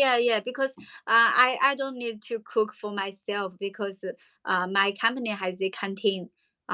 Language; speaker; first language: English; non-native, learner; Chinese